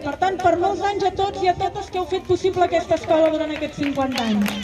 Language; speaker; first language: Catalan; native; Catalan